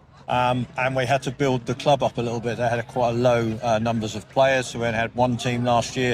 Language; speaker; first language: English; native; English